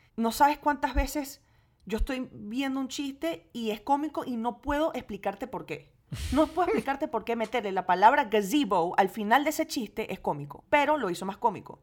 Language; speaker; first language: Spanish; native; Spanish